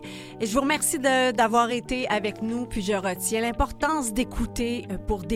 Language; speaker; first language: French; native; French